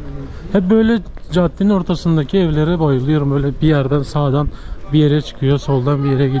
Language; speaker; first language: Turkish; native; Turkish